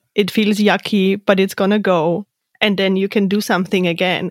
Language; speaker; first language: English; non-native, fluent; German